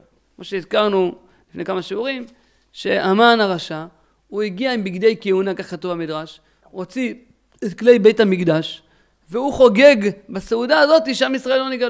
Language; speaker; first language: Hebrew; native; Hebrew